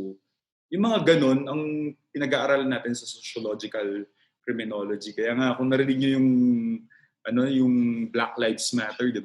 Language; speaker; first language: Filipino; native; Filipino